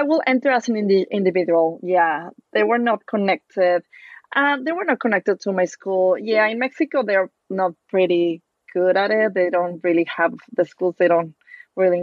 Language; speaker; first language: English; non-native, fluent; Spanish